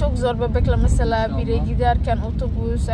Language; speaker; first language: Turkish; non-native, learner; Indonesian